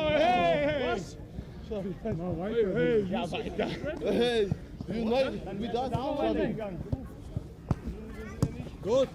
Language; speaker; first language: German; non-native, learner; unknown